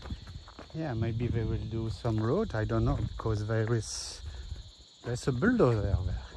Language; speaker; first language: English; non-native, learner; French